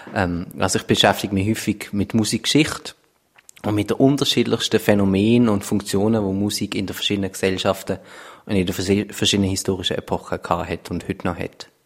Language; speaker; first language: German; native; German